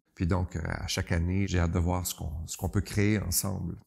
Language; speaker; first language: French; native; French